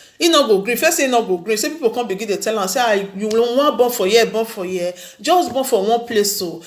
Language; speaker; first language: Nigerian Pidgin; non-native, local second language; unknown